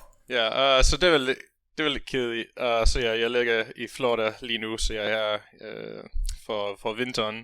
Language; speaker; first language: Danish; non-native, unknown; English